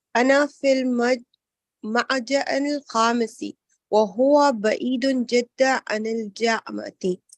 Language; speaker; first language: Arabic; non-native, learner; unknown